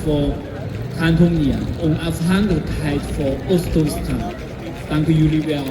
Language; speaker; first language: Dutch; non-native, fluent; Cantonese